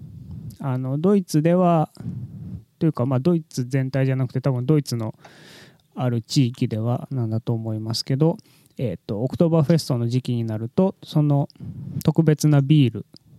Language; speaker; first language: Japanese; native; Japanese